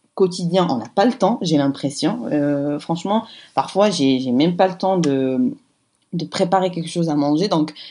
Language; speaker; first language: French; non-native, local second language; Arabic